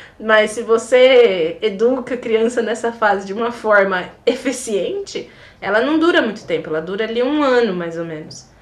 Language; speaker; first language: Portuguese; native; Portuguese